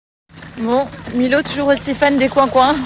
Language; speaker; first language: French; native; French